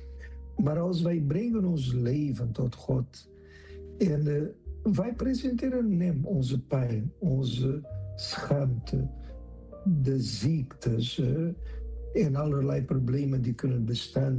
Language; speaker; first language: Dutch; non-native, learner; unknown